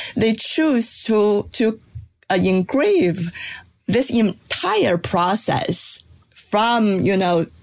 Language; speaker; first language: English; non-native, fluent; Chinese